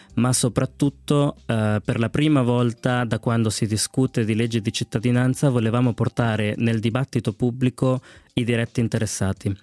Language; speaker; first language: Italian; early bilingual, other home language; Spanish